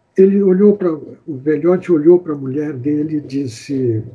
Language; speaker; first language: Portuguese; native; Portuguese